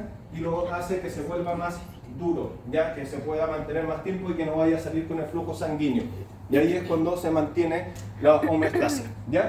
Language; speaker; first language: Spanish; native; Spanish